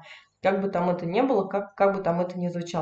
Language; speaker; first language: Russian; native; Russian